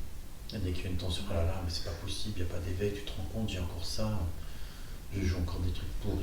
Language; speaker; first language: French; native; French